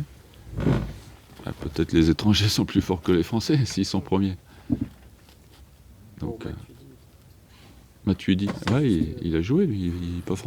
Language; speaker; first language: French; native; French